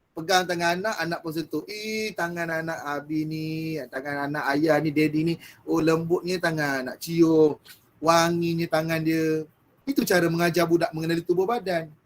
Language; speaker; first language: Malay; native; Malay